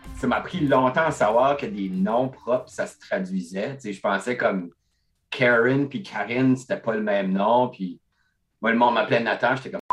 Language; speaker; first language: French; non-native, local second language; English